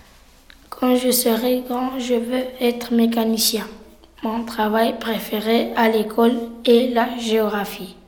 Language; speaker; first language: French; early bilingual, other home language; Romany